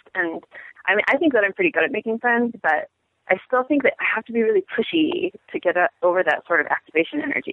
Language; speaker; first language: English; native; English